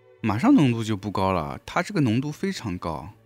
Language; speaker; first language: Chinese; native; Chinese